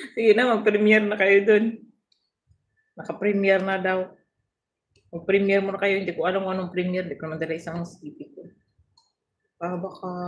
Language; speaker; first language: Filipino; non-native, local second language; Hiligaynon